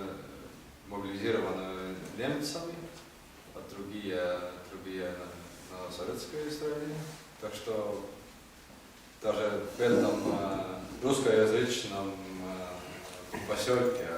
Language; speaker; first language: Russian; non-native, learner; Estonian